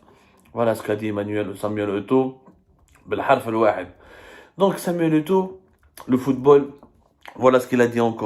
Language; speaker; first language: French; non-native, local second language; Arabic